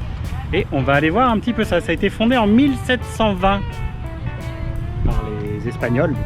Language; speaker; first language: French; native; French